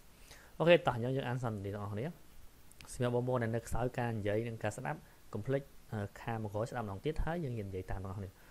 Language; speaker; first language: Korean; non-native, fluent; Khmer